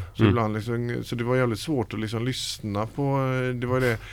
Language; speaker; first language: Swedish; native; Swedish